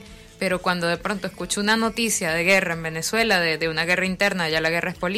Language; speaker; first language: Spanish; native; Spanish